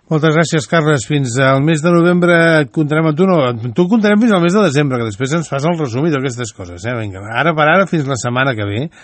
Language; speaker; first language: Catalan; native; Catalan